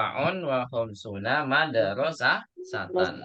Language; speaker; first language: Arabic; non-native, learner; Indonesian